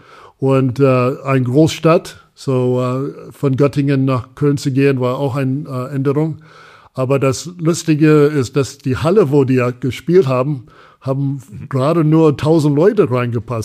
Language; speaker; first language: German; non-native, fluent; English